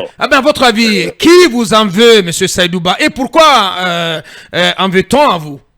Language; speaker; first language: French; non-native, local second language; Fula